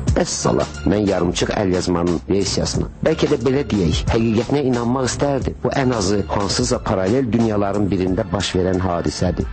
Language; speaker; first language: Azerbaijani; native; Azerbaijani